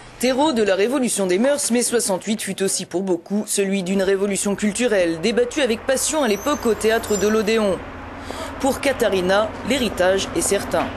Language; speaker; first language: French; native; French